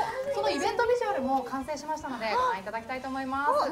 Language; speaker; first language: Japanese; native; Japanese